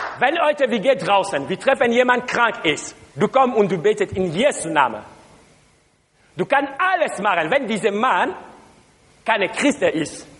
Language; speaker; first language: German; non-native, learner; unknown